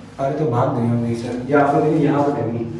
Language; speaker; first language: Hindi; native; Hindi